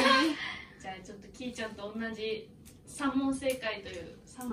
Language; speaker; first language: Japanese; native; Japanese